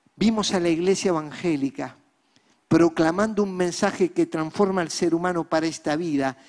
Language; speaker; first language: Spanish; native; Spanish